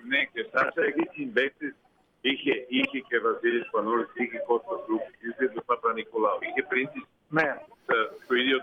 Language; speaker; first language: Greek; non-native, fluent; Bulgarian